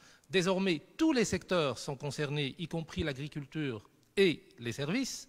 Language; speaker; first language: French; non-native, local second language; Arabic